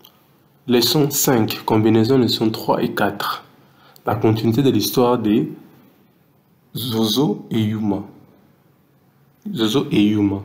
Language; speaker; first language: French; non-native, local second language; Lingala